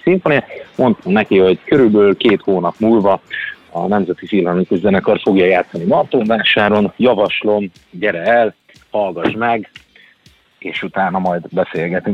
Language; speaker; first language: Hungarian; native; Hungarian